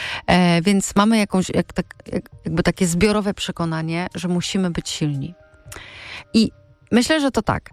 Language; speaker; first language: Polish; native; Polish